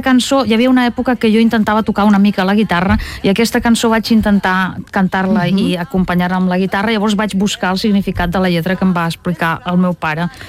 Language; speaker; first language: Catalan; non-native, fluent; Russian